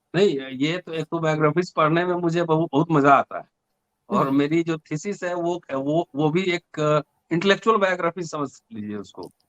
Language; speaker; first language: Hindi; native; Hindi